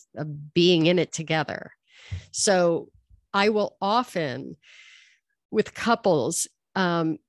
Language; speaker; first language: English; native; English